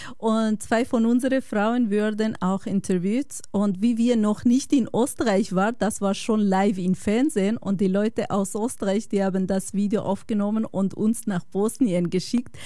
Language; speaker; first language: German; non-native, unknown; Bosnian